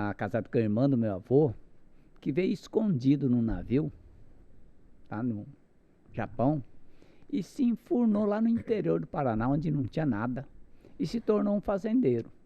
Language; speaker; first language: Portuguese; non-native, local second language; Japanese